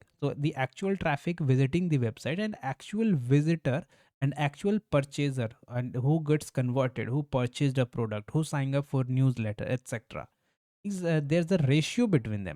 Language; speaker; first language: English; non-native, local second language; Hindi